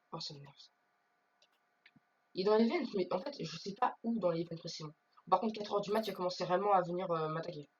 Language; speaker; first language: French; native; French